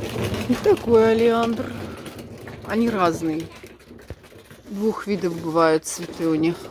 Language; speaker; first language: Russian; native; Russian